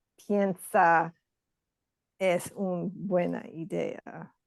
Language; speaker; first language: Spanish; non-native, learner; English